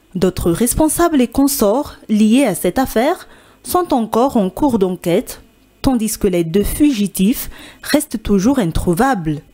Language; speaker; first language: French; non-native, local second language; Malagasy